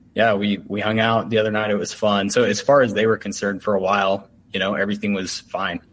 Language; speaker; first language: English; native; English